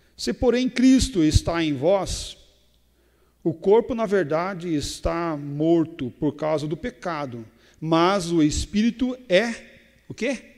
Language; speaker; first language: Portuguese; native; Portuguese